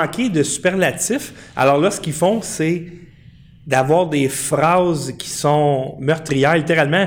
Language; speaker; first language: French; native; French